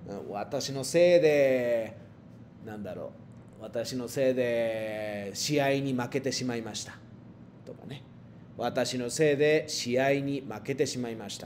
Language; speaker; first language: Japanese; non-native, fluent; Spanish